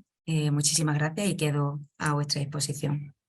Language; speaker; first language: Spanish; native; Spanish